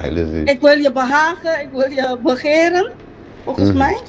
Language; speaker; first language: Dutch; non-native, local second language; Papiamento